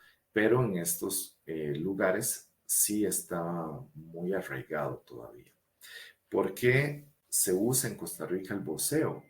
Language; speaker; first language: Spanish; native; Spanish